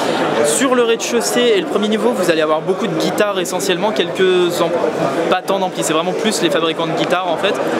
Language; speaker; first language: French; native; French